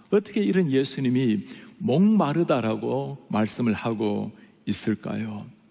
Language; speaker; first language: Korean; native; Korean